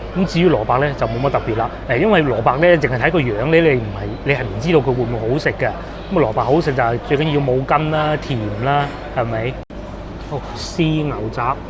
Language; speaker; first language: Cantonese; native; Cantonese